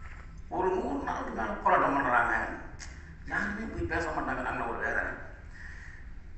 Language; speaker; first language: Tamil; native; Tamil